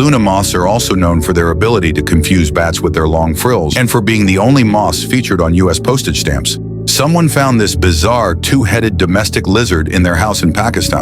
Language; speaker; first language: English; native; English